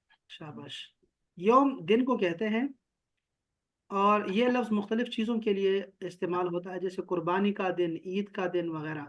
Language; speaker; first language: Urdu; native; Urdu